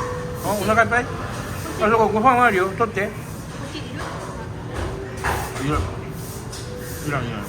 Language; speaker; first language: Japanese; native; Japanese